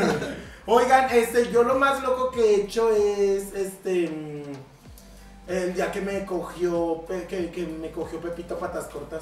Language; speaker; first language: Spanish; native; Spanish